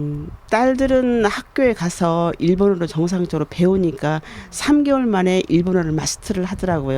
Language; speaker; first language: Korean; native; Korean